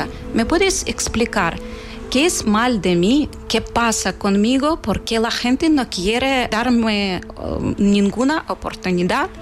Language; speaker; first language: Spanish; non-native, fluent; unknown